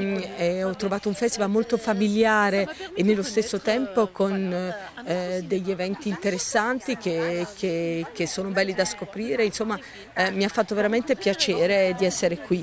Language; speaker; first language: Italian; non-native, fluent; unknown